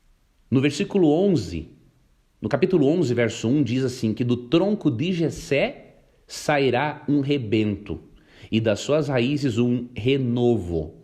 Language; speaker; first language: Portuguese; native; Portuguese